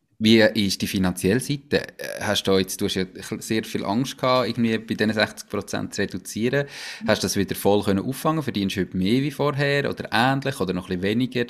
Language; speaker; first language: German; native; German